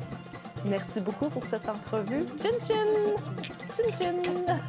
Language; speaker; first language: French; native; French